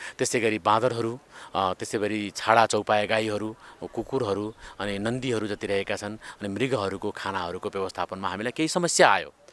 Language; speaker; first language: Nepali; native; Nepali